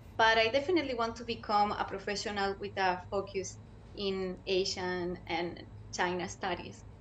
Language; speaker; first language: English; non-native, fluent; Spanish